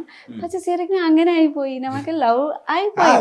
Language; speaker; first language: Malayalam; non-native, fluent; Nepali